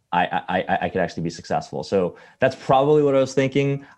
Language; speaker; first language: English; early bilingual, other home language; Chinese